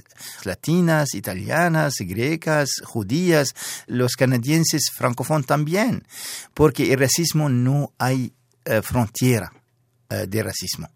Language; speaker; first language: Spanish; non-native, fluent; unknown